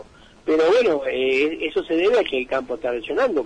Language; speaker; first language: Spanish; native; Spanish